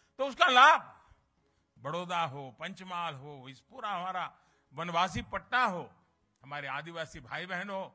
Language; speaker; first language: Hindi; native; Hindi